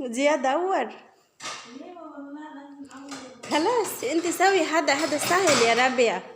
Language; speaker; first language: Arabic; non-native, learner; Bangla